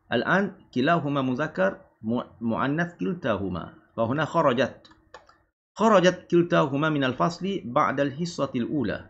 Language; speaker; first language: Arabic; non-native, fluent; Malay